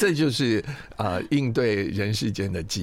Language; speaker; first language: Chinese; native; Chinese